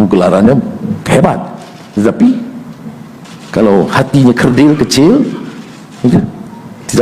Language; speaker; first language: Malay; native; Malay